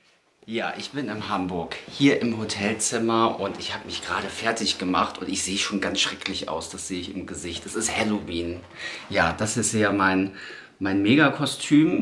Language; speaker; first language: German; native; German